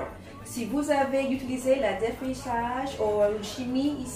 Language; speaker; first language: French; non-native, learner; English